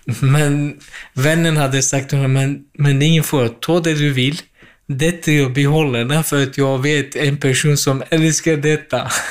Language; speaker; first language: Swedish; non-native, fluent; Central Kurdish